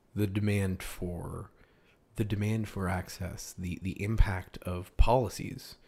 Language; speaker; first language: English; early bilingual, other home language; Italian